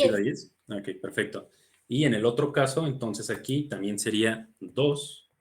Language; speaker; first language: Spanish; native; Spanish